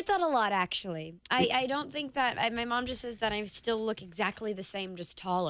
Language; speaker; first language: English; native; English